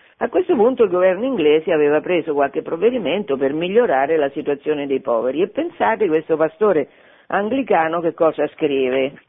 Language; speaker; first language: Italian; native; Italian